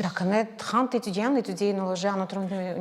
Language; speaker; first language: French; non-native, learner; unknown